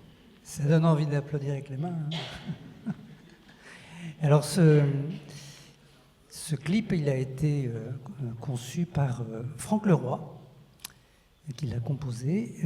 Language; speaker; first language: French; native; French